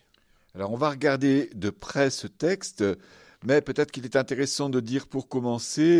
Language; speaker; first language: French; native; French